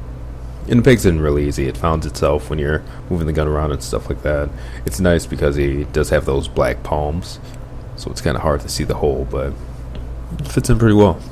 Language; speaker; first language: English; native; English